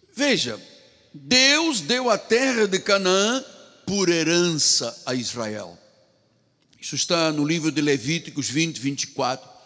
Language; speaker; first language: Portuguese; native; Portuguese